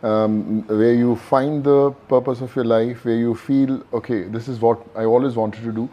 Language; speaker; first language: English; non-native, local second language; Punjabi